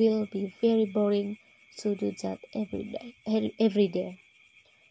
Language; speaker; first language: English; non-native, local second language; Malay